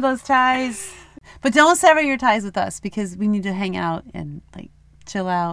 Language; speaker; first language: English; native; English